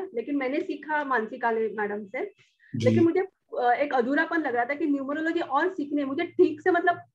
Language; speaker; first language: Hindi; non-native, local second language; Marathi